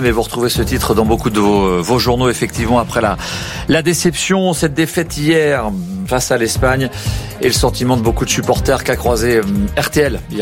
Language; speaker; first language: French; native; French